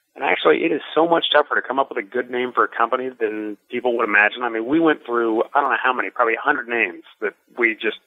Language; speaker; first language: English; native; English